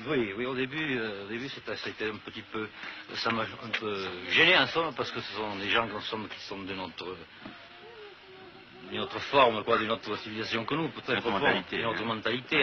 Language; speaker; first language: French; non-native, local second language; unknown